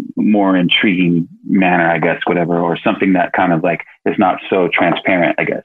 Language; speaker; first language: English; native; English